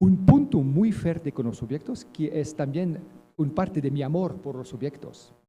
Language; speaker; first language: Spanish; non-native, learner; French